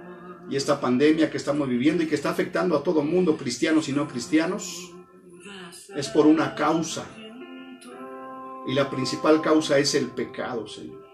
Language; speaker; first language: Spanish; native; Spanish